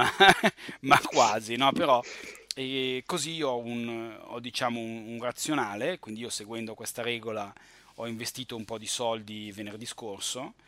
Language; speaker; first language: Italian; native; Italian